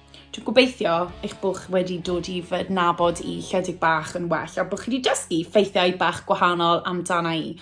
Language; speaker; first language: Welsh; native; Welsh